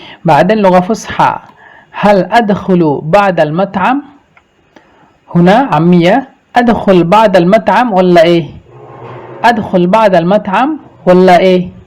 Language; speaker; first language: Arabic; non-native, fluent; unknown